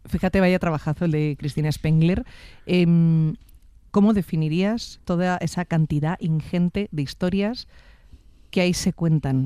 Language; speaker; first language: Spanish; native; Spanish